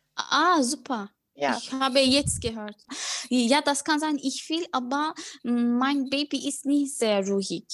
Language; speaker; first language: German; non-native, fluent; Turkish